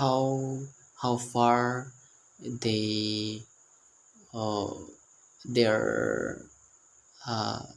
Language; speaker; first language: English; non-native, learner; Indonesian